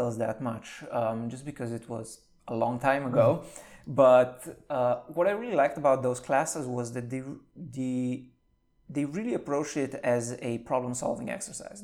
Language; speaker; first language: English; non-native, fluent; Slovenian